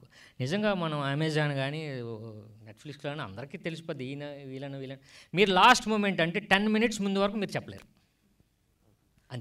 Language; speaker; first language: Telugu; native; Telugu